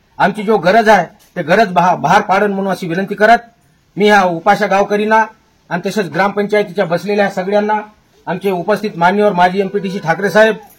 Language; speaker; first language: Marathi; non-native, local second language; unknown